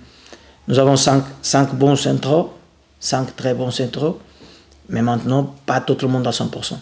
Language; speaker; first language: French; non-native, learner; Portuguese